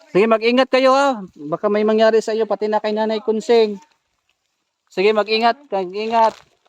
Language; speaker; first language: Filipino; non-native, local second language; Cebuano